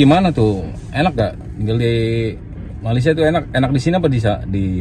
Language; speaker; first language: Indonesian; native; Indonesian